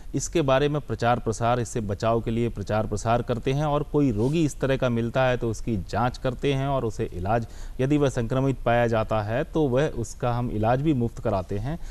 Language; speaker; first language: Hindi; native; Hindi